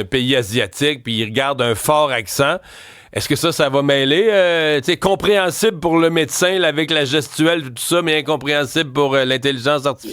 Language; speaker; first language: French; native; French